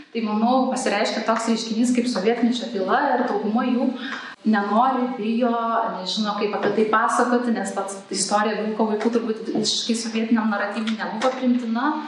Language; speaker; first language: Lithuanian; native; Lithuanian